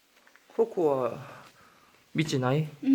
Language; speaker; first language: Japanese; non-native, learner; Korean